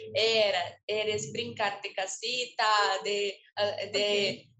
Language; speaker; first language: Spanish; non-native, learner; Portuguese